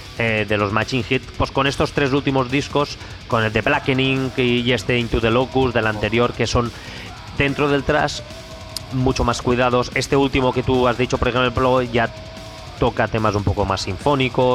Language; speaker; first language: Spanish; native; Spanish